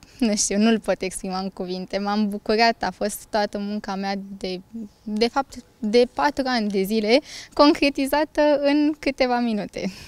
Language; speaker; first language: Romanian; native; Romanian